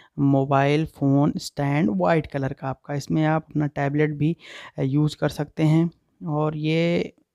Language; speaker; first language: Hindi; native; Hindi